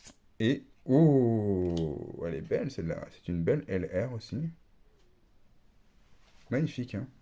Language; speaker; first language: French; native; French